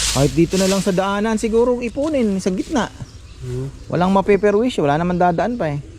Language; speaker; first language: Filipino; native; Filipino